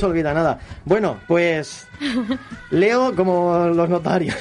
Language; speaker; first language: Spanish; native; Spanish